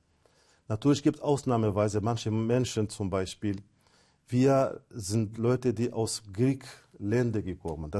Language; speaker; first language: German; non-native, fluent; Arabic